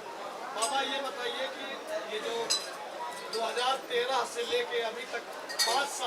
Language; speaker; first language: Hindi; native; Hindi